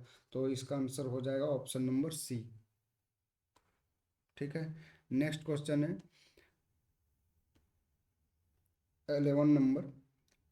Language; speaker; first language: Hindi; native; Hindi